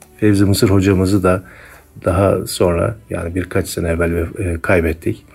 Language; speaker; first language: Turkish; native; Turkish